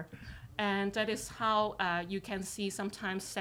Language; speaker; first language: English; non-native, local second language; Cantonese